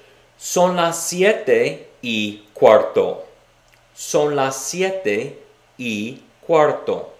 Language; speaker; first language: Spanish; non-native, fluent; English